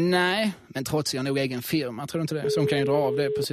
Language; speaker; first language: Swedish; native; Swedish